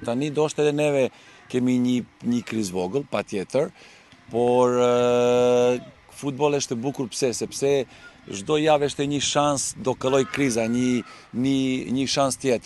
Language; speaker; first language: Albanian; non-native, learner; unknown